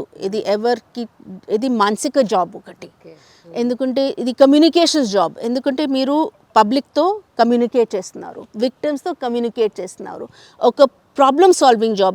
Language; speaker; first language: Telugu; non-native, local second language; Hindi